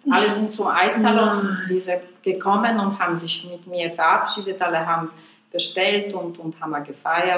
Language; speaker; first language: German; non-native, fluent; Polish